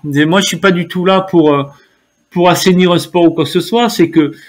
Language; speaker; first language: French; native; French